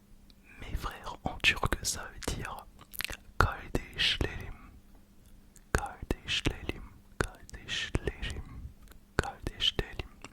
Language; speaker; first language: Turkish; early bilingual, heritage; Turkish